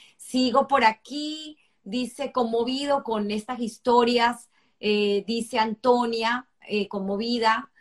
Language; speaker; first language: Spanish; native; Spanish